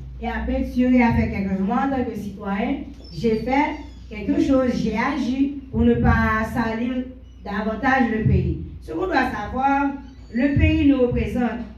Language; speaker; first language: French; non-native, local second language; Haitian Creole